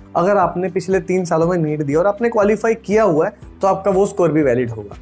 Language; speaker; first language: Hindi; native; Hindi